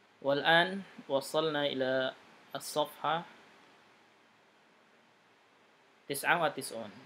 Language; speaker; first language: Arabic; non-native, fluent; Indonesian